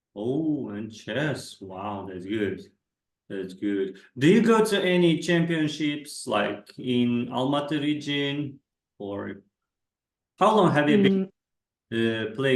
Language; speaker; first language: English; non-native, fluent; Kazakh